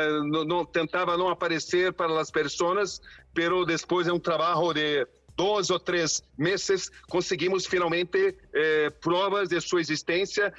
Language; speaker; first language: Spanish; non-native, fluent; Portuguese